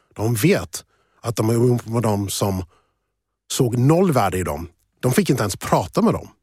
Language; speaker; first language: Swedish; early bilingual, other home language; English